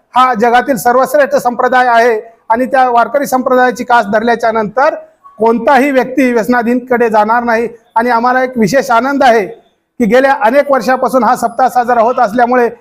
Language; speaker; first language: Marathi; native; Marathi